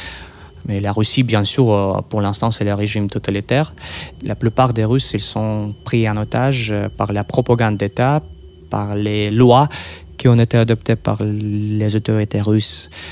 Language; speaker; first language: French; non-native, fluent; Russian